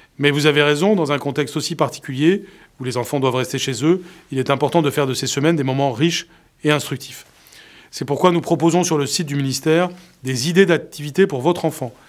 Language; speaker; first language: French; native; French